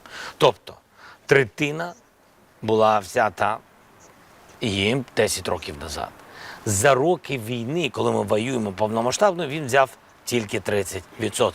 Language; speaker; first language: Ukrainian; non-native, local second language; Russian